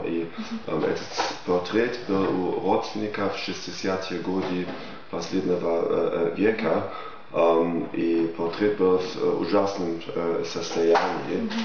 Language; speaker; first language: Russian; non-native, fluent; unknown